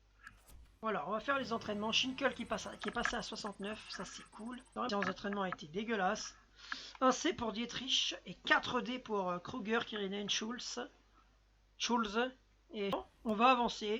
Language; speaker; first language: French; native; French